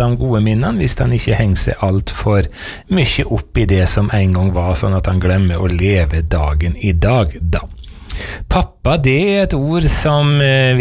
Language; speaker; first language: Norwegian; native; Norwegian